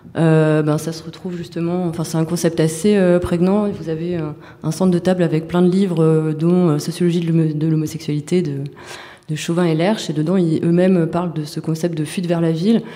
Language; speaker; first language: French; native; French